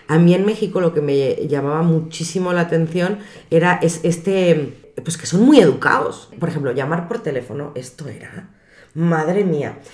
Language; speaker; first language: Spanish; native; Spanish